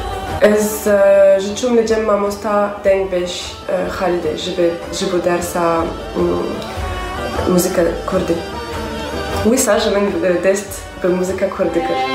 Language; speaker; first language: Kurdish; non-native, fluent; French